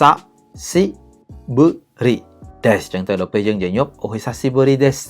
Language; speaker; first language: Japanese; non-native, fluent; Khmer